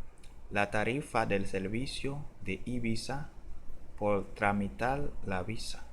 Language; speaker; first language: Spanish; non-native, learner; Haitian Creole